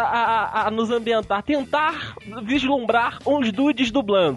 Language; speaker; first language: Portuguese; native; Portuguese